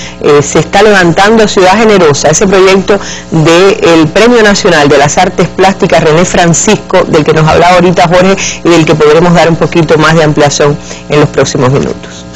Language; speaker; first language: Spanish; native; Spanish